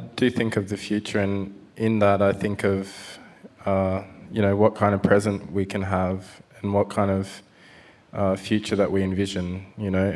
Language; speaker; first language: English; native; English